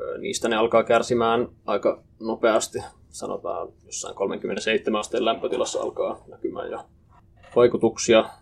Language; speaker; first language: Finnish; native; Finnish